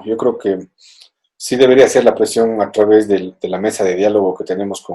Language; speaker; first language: Spanish; native; Spanish